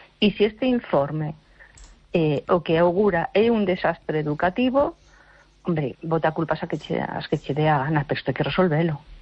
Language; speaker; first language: Galician; non-native, local second language; Spanish